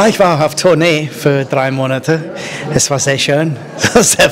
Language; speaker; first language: German; non-native, fluent; English